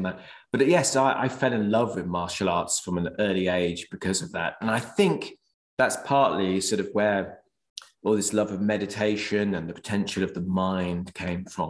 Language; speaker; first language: English; native; English